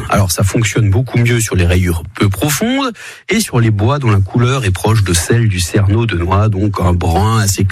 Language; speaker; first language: French; native; French